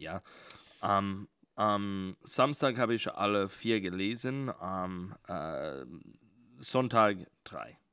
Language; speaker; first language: German; non-native, learner; English